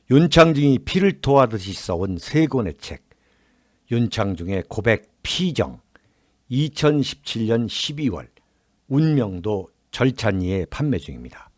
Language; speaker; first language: Korean; native; Korean